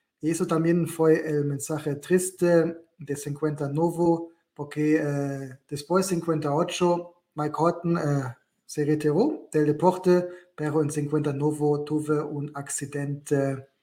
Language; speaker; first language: Spanish; non-native, learner; German